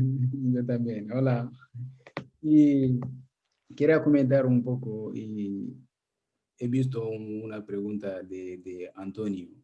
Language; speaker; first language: Spanish; non-native, learner; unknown